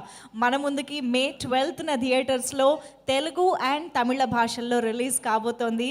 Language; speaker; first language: Telugu; native; Telugu